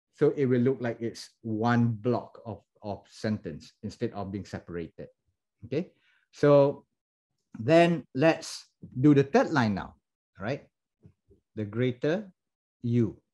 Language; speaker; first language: English; non-native, local second language; Malay